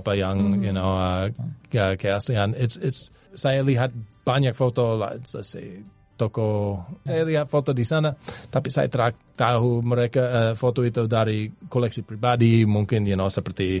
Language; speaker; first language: Indonesian; non-native, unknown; English